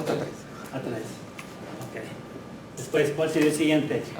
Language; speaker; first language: Spanish; native; Spanish